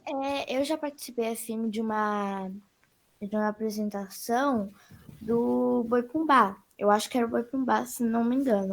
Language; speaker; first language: Portuguese; native; Portuguese